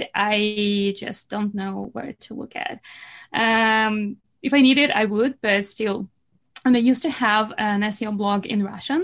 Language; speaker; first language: English; non-native, fluent; Russian